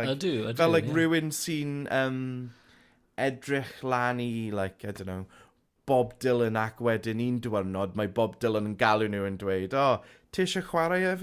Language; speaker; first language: Welsh; non-native, local second language; English